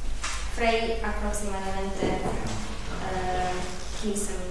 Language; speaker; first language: Spanish; non-native, learner; Hungarian